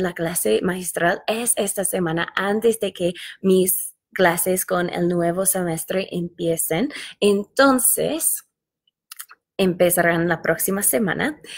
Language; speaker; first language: Spanish; non-native, fluent; English